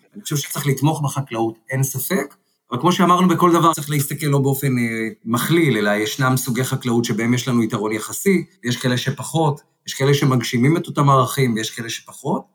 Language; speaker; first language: Hebrew; native; Hebrew